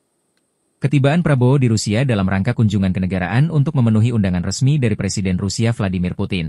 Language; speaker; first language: Indonesian; native; Indonesian